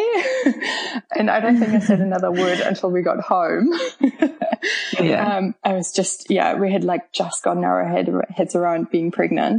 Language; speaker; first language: English; non-native, fluent; German